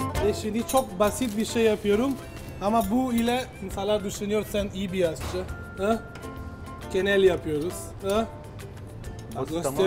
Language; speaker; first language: Turkish; non-native, learner; Italian